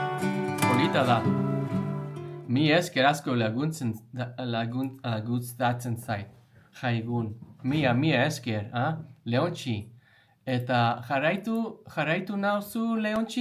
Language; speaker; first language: Basque; non-native, learner; English